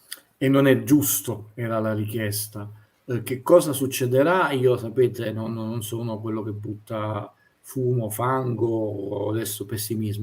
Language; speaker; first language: Italian; native; Italian